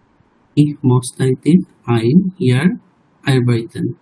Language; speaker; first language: German; non-native, learner; Bangla